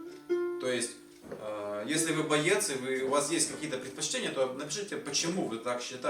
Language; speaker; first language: Russian; native; Russian